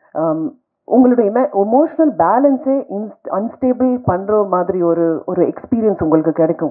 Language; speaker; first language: Tamil; non-native, fluent; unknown